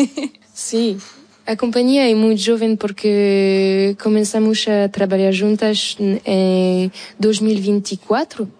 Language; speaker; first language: Portuguese; non-native, fluent; French